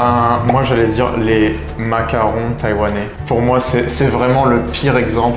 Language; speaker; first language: French; native; French